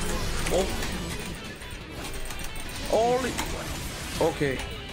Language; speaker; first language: English; non-native, learner; Korean